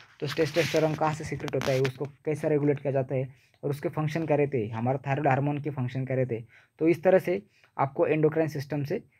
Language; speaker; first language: Hindi; non-native, local second language; Marathi